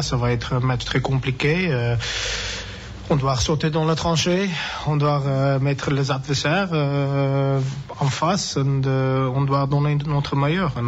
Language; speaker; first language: French; non-native, learner; English